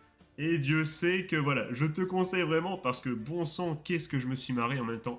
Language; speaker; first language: French; native; French